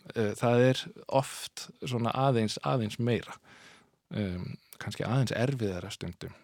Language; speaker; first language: Icelandic; non-native, fluent; Danish